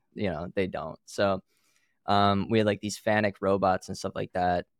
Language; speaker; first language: English; native; English